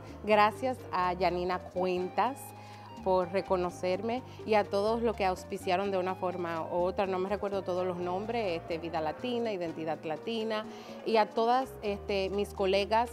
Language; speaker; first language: Spanish; early bilingual, other home language; English